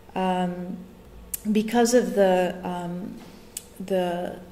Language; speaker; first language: English; non-native, local second language; Arabic